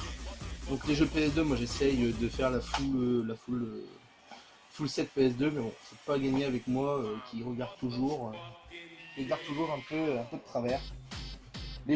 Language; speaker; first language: French; native; French